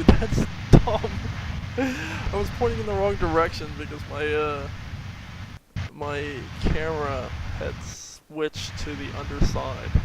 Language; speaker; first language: English; native; English